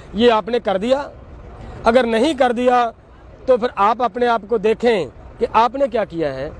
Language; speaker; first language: Hindi; non-native, local second language; Punjabi